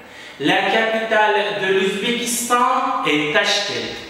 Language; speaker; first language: French; non-native, fluent; Uzbek